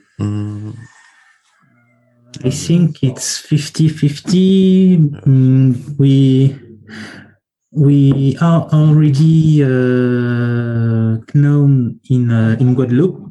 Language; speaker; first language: English; non-native, learner; French